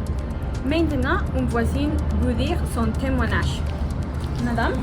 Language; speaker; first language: French; non-native, learner; Spanish